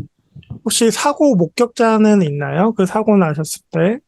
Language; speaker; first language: Korean; native; Korean